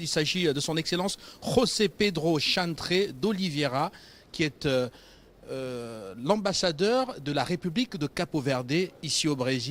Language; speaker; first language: French; native; French